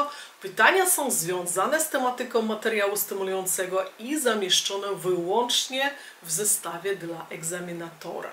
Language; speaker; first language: Polish; native; Polish